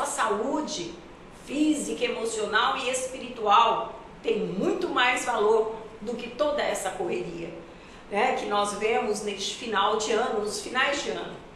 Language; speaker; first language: Portuguese; native; Portuguese